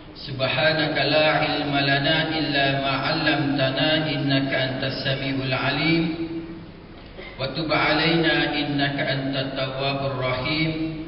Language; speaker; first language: Malay; native; Malay